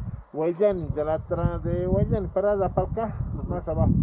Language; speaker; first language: Spanish; native; Spanish